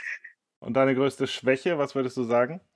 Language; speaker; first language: German; native; German